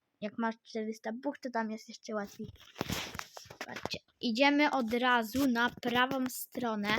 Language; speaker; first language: Polish; native; Polish